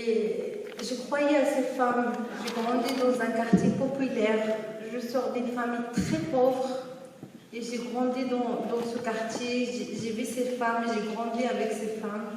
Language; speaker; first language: French; non-native, local second language; Arabic